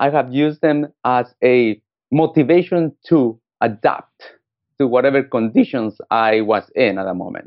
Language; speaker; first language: English; non-native, fluent; Spanish